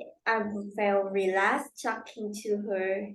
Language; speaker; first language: English; non-native, learner; Vietnamese